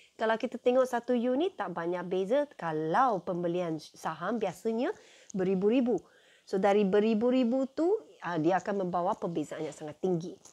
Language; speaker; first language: Malay; non-native, local second language; Chinese